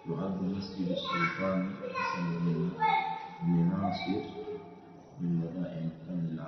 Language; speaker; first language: Arabic; non-native, learner; Swahili